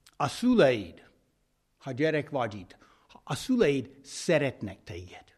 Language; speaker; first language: Hungarian; non-native, fluent; English